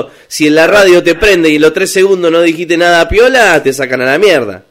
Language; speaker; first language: Spanish; native; Spanish